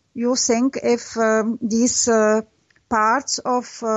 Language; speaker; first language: English; non-native, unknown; Czech